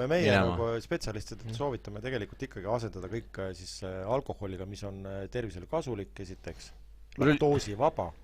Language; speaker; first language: Estonian; native; Estonian